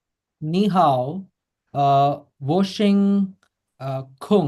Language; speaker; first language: Chinese; non-native, learner; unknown